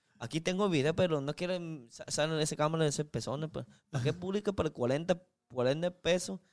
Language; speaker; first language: Spanish; non-native, learner; Chinese